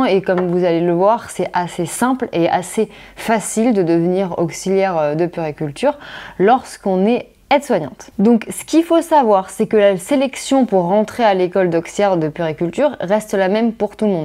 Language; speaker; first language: French; native; French